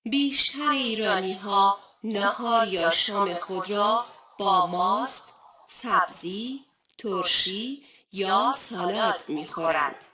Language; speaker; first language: Persian; non-native, fluent; Turkish